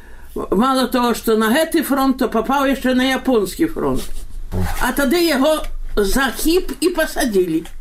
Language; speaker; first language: Belarusian; native; Belarusian